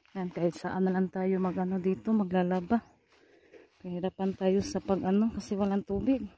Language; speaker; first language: Filipino; non-native, local second language; Cebuano